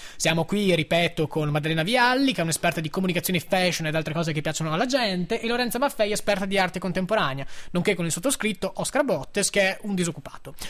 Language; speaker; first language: Italian; native; Italian